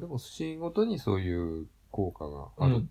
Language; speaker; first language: Japanese; native; Japanese